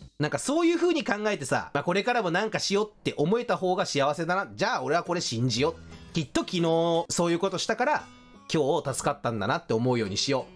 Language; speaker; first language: Japanese; native; Japanese